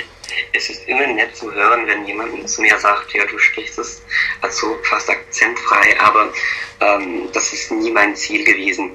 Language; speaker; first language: German; non-native, fluent; English